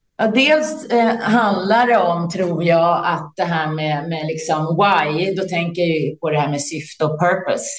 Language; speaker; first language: Swedish; native; Swedish